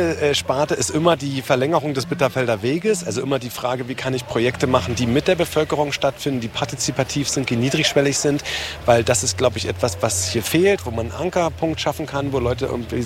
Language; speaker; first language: German; native; German